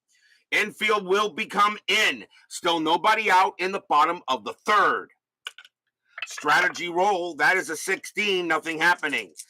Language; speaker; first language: English; native; English